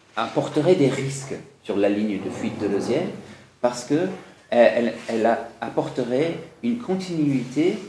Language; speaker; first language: French; non-native, fluent; English